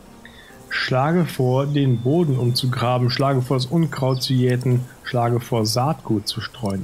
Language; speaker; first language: German; native; German